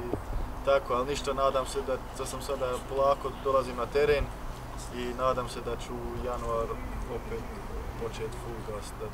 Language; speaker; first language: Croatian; early bilingual, heritage; Bosnian